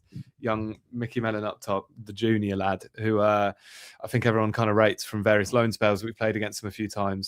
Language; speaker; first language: English; native; English